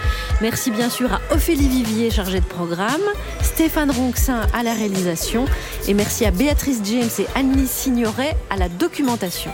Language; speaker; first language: French; native; French